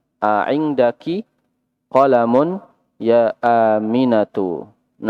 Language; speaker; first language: Arabic; non-native, fluent; Indonesian